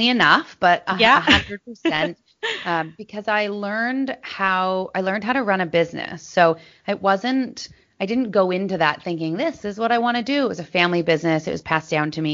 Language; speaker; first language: English; native; English